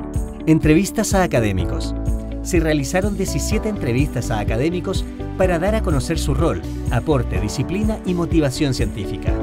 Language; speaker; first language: Spanish; native; Spanish